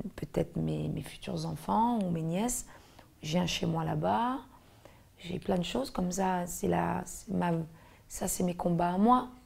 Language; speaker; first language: French; native; French